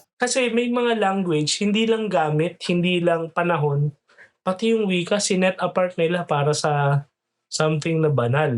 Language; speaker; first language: Filipino; native; Filipino